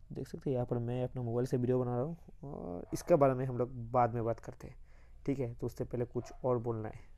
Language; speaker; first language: Hindi; non-native, local second language; Bangla